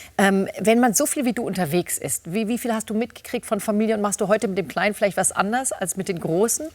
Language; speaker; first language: German; native; German